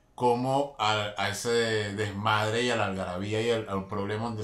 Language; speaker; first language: Spanish; native; Spanish